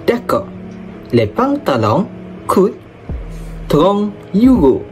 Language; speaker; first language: French; non-native, learner; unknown